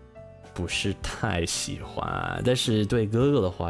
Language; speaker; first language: Chinese; non-native, learner; English